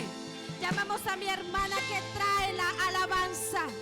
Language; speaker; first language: Spanish; native; Spanish